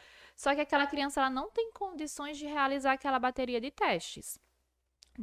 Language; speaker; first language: Portuguese; native; Portuguese